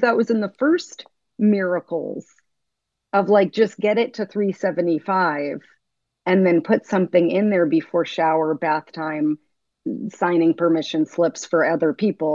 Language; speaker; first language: English; native; English